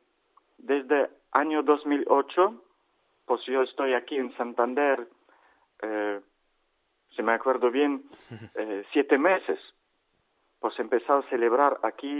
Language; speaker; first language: Spanish; non-native, learner; Ukrainian